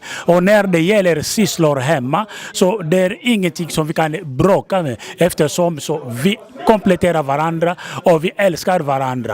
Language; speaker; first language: Swedish; non-native, fluent; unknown